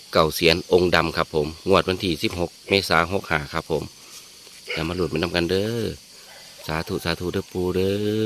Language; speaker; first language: Thai; native; Thai